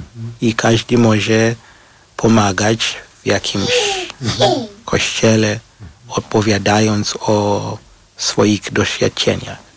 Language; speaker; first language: Polish; non-native, learner; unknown